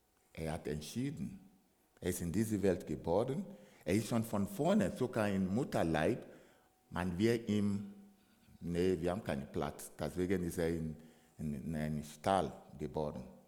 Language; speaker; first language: German; non-native, fluent; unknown